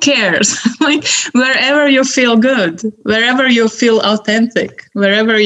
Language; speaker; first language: English; non-native, fluent; Latvian